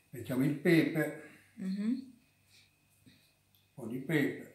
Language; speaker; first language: Italian; native; Italian